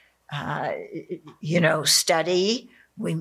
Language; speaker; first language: English; native; English